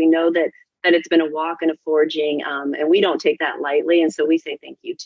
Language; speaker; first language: English; native; English